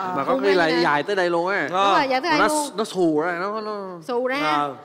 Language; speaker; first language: Vietnamese; non-native, fluent; English